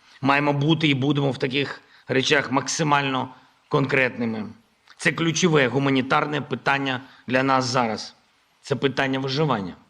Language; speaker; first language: Ukrainian; non-native, local second language; Russian